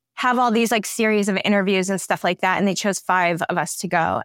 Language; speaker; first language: English; native; English